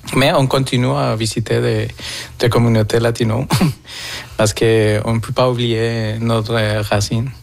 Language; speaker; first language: French; non-native, fluent; Spanish